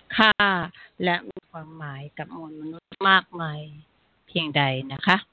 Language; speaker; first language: Thai; native; Thai